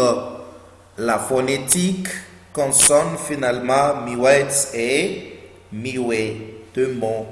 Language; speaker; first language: French; non-native, fluent; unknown